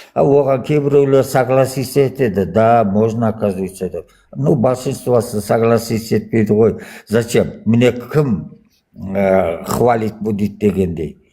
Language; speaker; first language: Russian; non-native, local second language; Kazakh